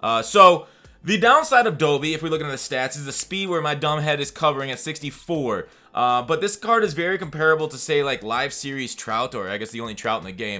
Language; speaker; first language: English; native; English